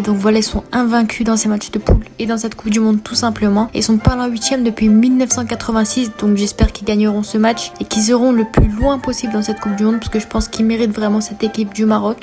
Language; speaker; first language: French; native; French